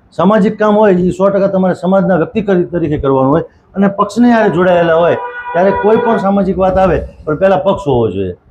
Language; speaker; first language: Gujarati; native; Gujarati